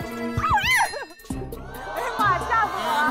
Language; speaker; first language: Chinese; native; Chinese